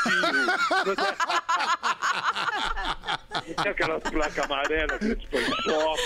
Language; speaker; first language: Portuguese; native; Portuguese